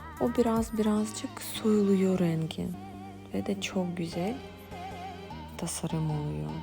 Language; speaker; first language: Turkish; non-native, fluent; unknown